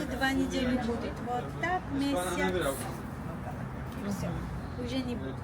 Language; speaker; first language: Russian; non-native, learner; Georgian